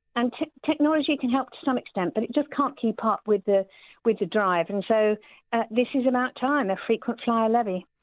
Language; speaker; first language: English; native; English